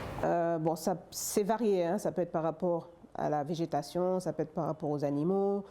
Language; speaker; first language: French; non-native, local second language; Wolof